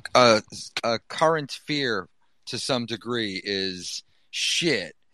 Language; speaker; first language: English; native; English